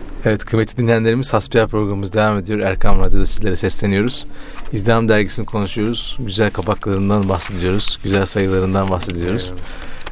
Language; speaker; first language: Turkish; native; Turkish